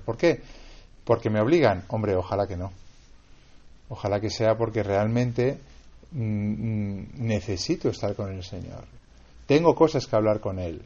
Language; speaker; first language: Spanish; native; Spanish